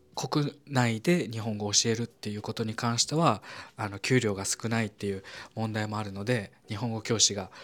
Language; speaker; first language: Japanese; native; Japanese